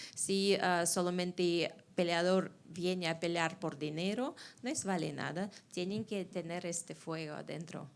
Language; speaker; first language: Spanish; non-native, fluent; Russian